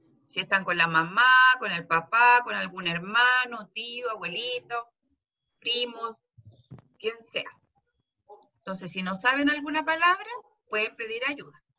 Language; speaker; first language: Spanish; native; Spanish